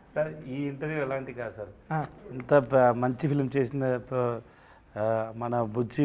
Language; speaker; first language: Telugu; non-native, learner; Tamil